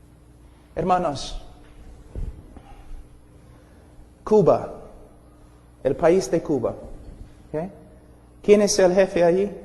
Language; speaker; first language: Spanish; non-native, fluent; English